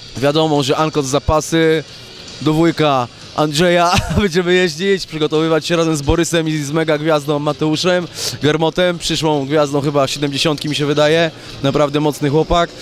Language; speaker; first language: Polish; native; Polish